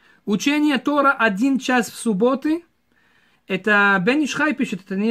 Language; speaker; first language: Russian; early bilingual, heritage; Hebrew